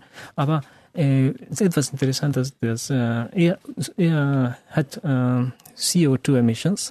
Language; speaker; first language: German; non-native, fluent; Spanish